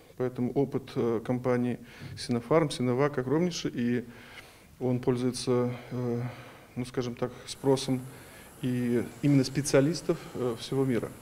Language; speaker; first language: Russian; native; Russian